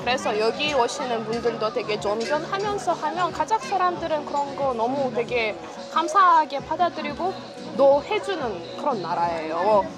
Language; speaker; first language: Korean; non-native, fluent; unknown